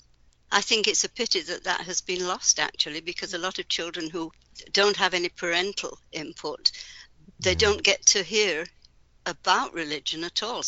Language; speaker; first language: English; native; English